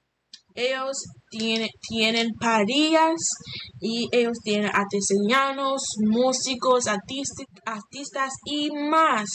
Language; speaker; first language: Spanish; non-native, learner; English